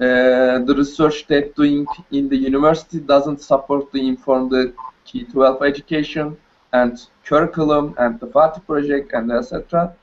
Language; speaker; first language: English; non-native, learner; Turkish